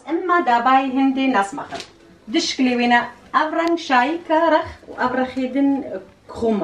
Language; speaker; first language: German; non-native, learner; Central Kurdish